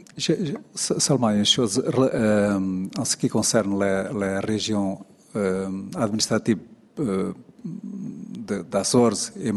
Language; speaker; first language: French; non-native, fluent; Portuguese